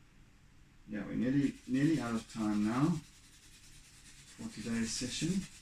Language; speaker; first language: English; native; English